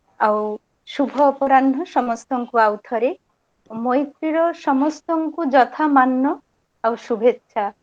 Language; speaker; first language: Odia; non-native, local second language; Bangla